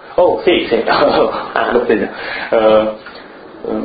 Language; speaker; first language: Spanish; non-native, learner; Chinese